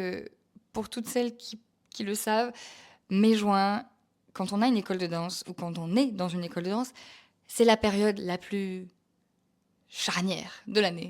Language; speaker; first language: French; native; French